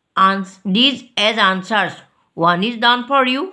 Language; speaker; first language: English; non-native, local second language; Assamese